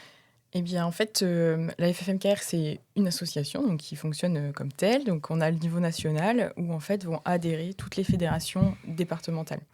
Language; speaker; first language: French; native; French